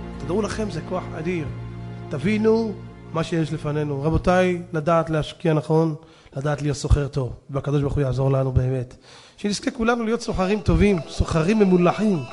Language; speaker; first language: Hebrew; native; Hebrew